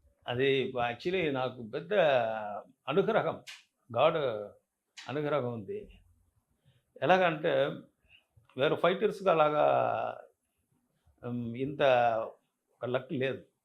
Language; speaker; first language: Telugu; non-native, learner; Tamil